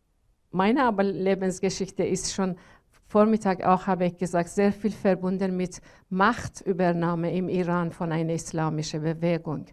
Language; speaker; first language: German; non-native, learner; Persian